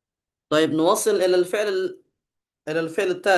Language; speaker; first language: Arabic; non-native, fluent; Indonesian